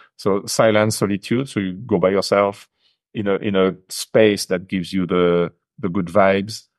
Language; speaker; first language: English; non-native, fluent; French